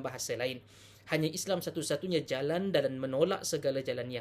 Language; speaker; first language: Malay; native; Malay